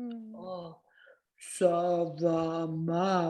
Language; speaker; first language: French; non-native, fluent; English